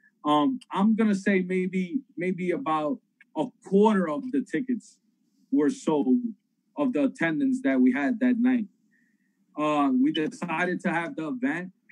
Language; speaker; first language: English; native; English